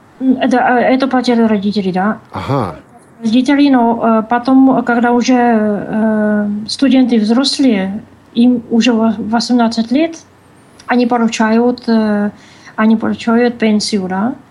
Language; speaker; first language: Russian; non-native, learner; Czech